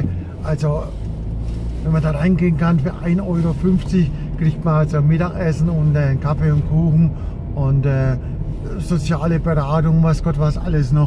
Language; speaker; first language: German; native; German